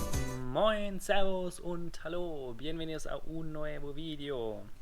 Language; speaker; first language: Spanish; non-native, learner; German